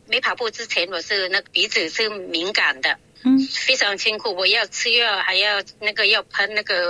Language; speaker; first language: Chinese; non-native, local second language; Cantonese